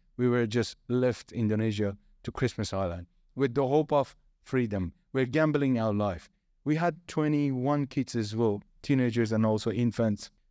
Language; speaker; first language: English; non-native, fluent; Persian